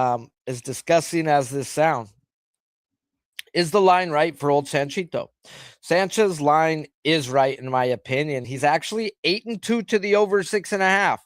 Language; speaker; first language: English; native; English